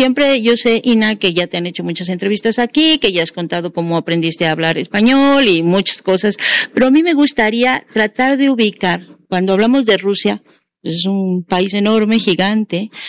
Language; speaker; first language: Spanish; native; Spanish